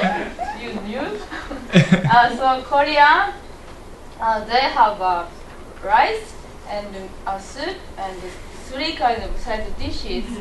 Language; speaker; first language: English; non-native, learner; Japanese